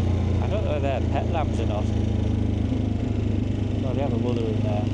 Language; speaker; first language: English; native; English